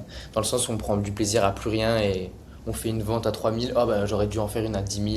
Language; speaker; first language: French; native; French